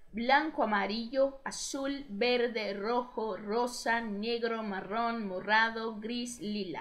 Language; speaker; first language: Spanish; non-native, fluent; Portuguese